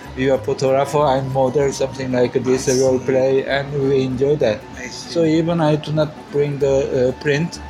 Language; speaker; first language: English; non-native, learner; Korean